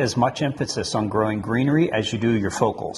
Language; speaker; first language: English; native; English